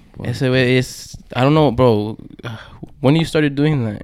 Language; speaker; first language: English; early bilingual, other home language; Spanish